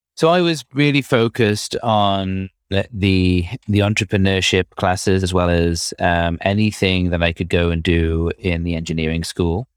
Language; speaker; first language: English; native; English